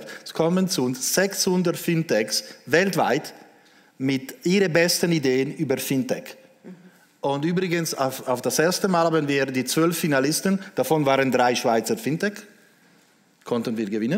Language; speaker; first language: German; non-native, local second language; Italian